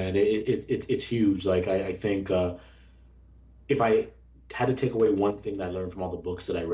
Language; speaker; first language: English; native; English